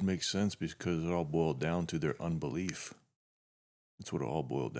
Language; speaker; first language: English; native; English